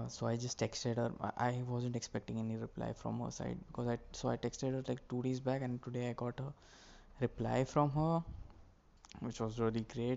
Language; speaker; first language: English; non-native, local second language; Marathi